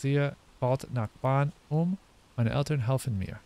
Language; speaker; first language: German; non-native, learner; English